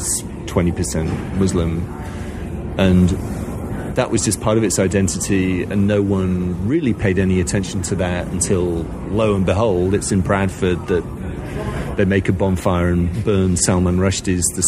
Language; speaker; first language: English; native; English